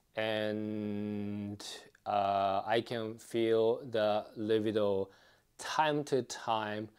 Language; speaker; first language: English; non-native, fluent; Japanese